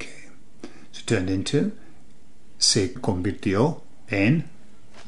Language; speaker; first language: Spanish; non-native, fluent; English